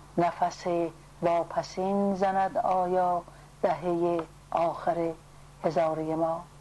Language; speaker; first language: Persian; native; Persian